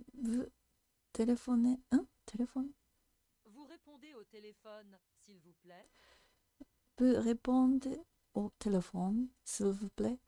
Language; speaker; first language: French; non-native, learner; Japanese